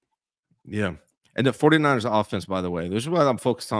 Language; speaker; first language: English; native; English